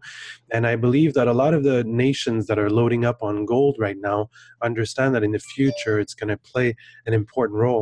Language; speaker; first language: English; non-native, fluent; French